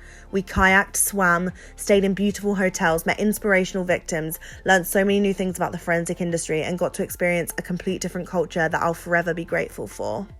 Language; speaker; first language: English; native; English